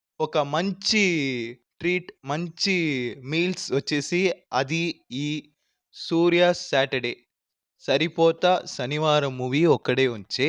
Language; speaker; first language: Telugu; non-native, learner; Tamil